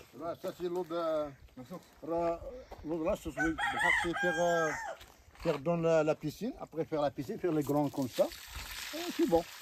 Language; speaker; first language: French; non-native, learner; Arabic